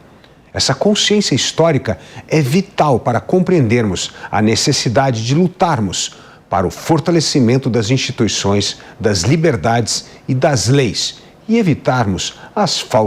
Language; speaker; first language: Portuguese; native; Portuguese